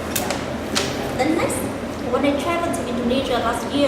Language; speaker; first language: English; non-native, learner; Vietnamese